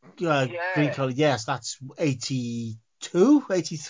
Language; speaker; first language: English; native; English